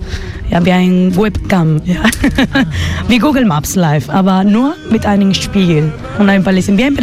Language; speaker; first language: German; non-native, learner; Spanish